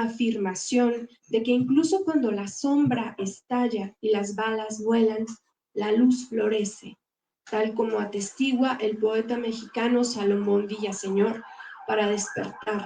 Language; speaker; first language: Spanish; native; Spanish